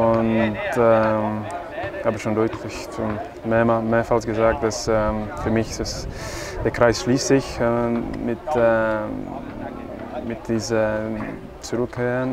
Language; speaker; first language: German; non-native, fluent; Czech